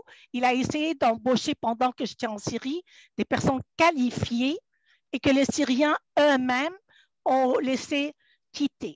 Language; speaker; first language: French; non-native, fluent; Arabic